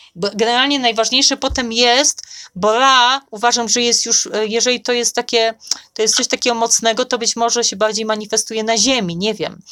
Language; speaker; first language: Polish; native; Polish